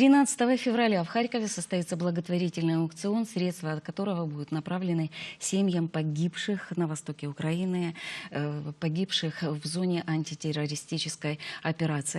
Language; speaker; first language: Russian; native; Russian